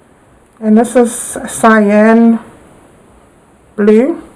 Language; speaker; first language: English; native; English